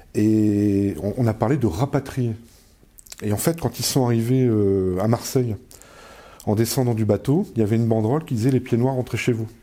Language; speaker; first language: French; native; French